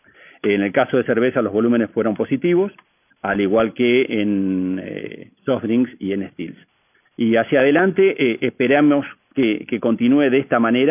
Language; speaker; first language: Spanish; native; Spanish